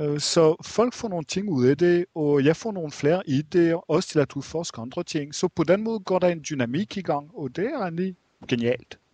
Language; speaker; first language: Danish; non-native, fluent; French